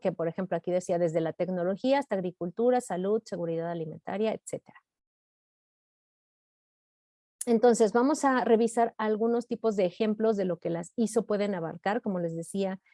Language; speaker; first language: Spanish; native; Spanish